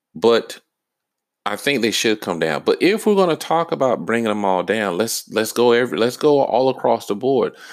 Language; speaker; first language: English; native; English